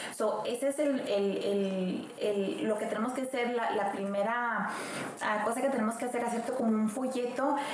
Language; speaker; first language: Spanish; native; Spanish